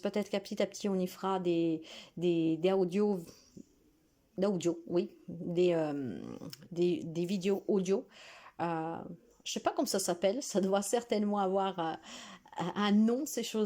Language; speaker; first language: French; non-native, fluent; Italian